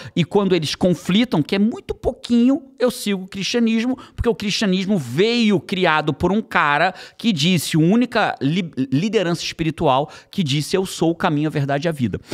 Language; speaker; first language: Portuguese; native; Portuguese